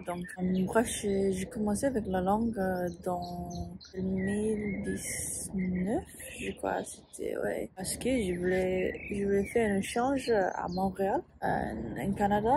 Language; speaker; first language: French; non-native, learner; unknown